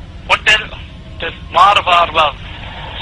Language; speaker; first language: Arabic; non-native, learner; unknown